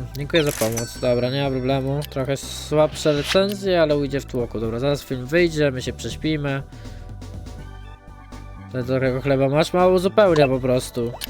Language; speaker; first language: Polish; native; Polish